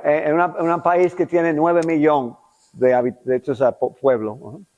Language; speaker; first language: Spanish; non-native, local second language; English